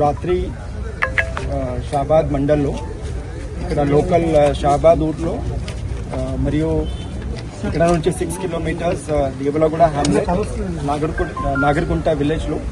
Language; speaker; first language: Telugu; non-native, learner; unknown